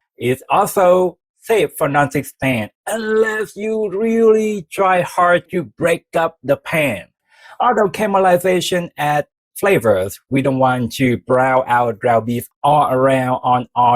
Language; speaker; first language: English; non-native, fluent; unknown